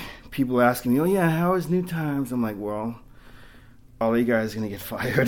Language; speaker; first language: English; native; English